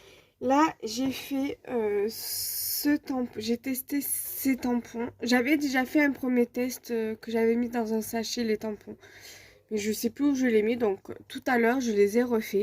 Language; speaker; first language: French; native; French